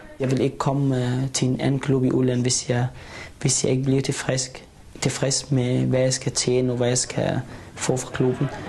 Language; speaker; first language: Danish; non-native, fluent; Arabic